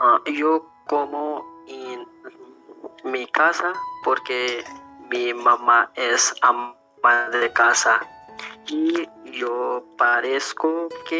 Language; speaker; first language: Spanish; non-native, learner; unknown